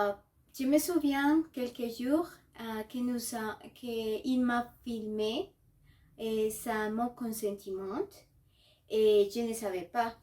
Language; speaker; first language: French; non-native, learner; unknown